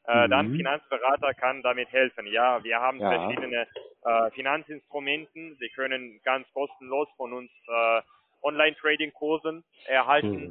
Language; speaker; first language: German; non-native, fluent; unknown